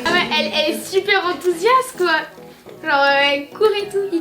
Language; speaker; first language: French; native; French